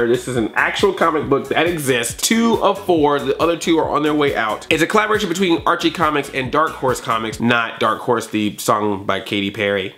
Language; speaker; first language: English; native; English